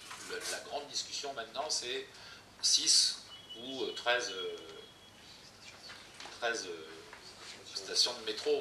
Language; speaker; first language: French; native; French